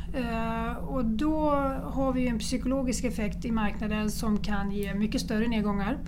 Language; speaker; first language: Swedish; native; Swedish